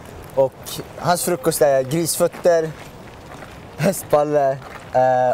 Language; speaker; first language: Swedish; native; Swedish